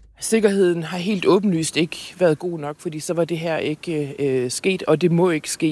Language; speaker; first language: Danish; native; Danish